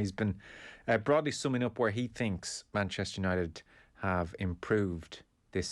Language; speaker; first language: English; native; English